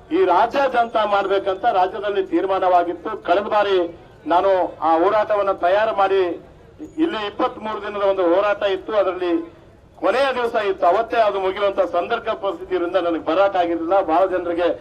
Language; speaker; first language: Kannada; non-native, local second language; Lambadi